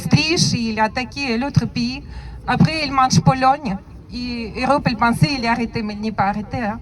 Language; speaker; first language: French; non-native, learner; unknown